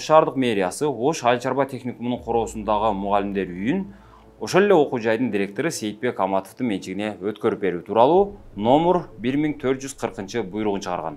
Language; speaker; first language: Kyrgyz; native; Kyrgyz